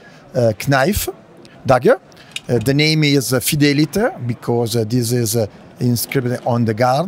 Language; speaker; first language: English; non-native, learner; Italian